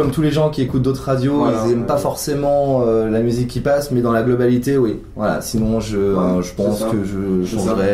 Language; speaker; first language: French; native; French